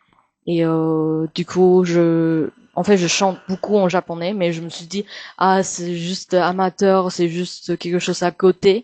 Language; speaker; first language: French; non-native, fluent; Min Nan Chinese